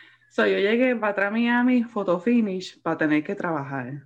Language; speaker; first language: Spanish; early bilingual, heritage; Spanish